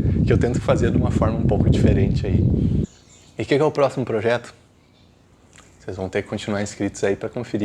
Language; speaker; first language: Portuguese; native; Portuguese